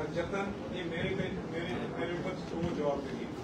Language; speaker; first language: Hindi; non-native, local second language; Marathi